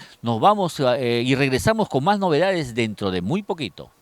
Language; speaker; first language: Spanish; native; Spanish